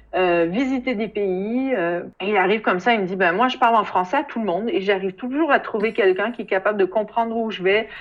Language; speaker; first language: French; native; French